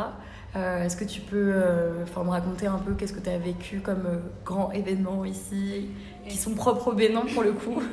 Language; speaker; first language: French; native; French